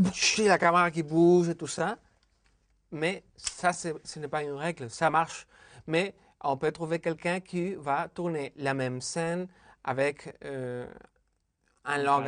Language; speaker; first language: French; non-native, fluent; Spanish